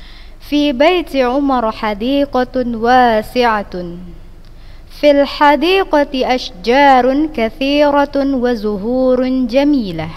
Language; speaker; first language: Arabic; non-native, fluent; Indonesian